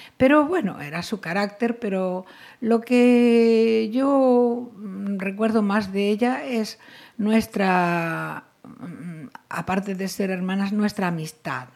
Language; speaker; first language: Spanish; native; Spanish